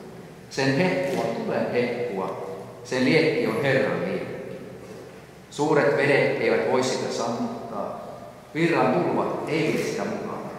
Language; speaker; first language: Finnish; native; Finnish